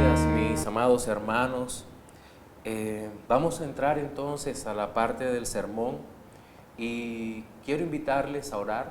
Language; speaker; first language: Spanish; native; Spanish